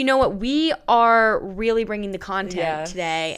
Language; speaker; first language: English; native; English